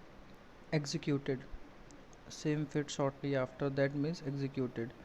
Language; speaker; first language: English; non-native, local second language; Hindi